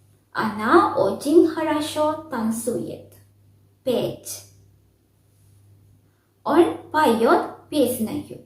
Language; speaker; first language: Russian; non-native, fluent; Sinhala